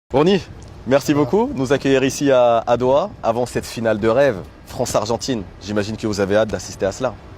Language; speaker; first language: French; native; French